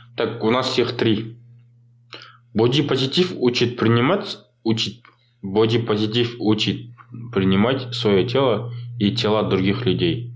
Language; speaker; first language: Russian; non-native, local second language; Kazakh